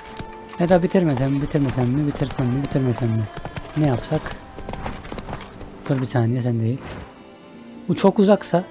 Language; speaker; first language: Turkish; native; Turkish